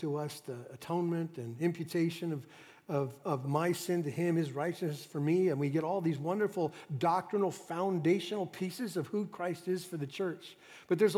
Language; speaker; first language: English; native; English